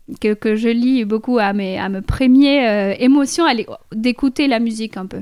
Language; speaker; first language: French; non-native, fluent; Spanish